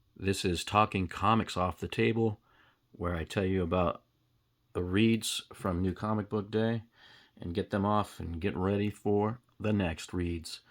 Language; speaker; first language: English; native; English